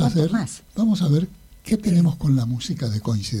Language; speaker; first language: Spanish; native; Spanish